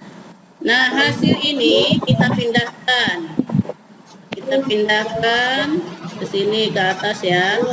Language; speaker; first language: Indonesian; native; Indonesian